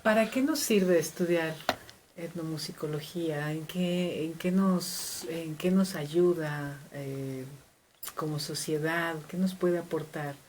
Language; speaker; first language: Spanish; native; Spanish